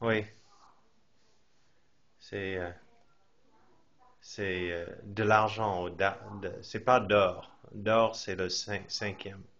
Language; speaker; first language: French; non-native, fluent; English